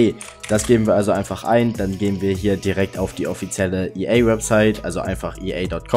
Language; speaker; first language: German; native; German